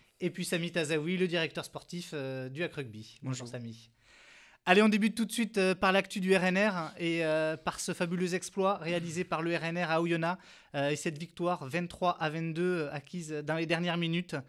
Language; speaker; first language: French; native; French